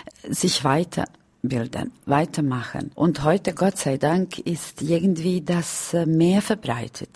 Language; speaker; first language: German; non-native, fluent; Romany